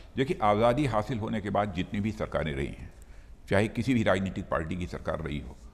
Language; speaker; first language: Hindi; native; Hindi